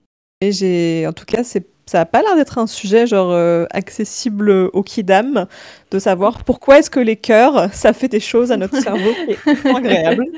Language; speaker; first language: French; native; French